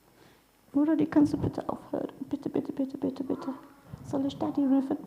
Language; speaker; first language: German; non-native, learner; English